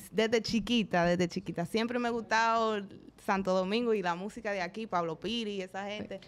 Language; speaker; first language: Spanish; early bilingual, heritage; Spanish